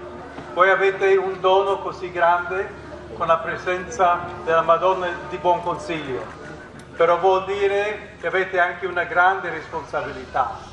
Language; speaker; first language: Italian; non-native, fluent; English